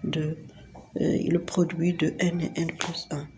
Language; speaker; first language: French; non-native, local second language; Arabic